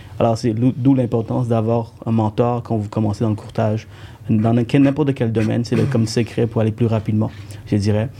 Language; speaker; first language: French; early bilingual, other home language; Tamil